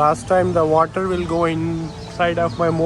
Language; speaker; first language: English; non-native, learner; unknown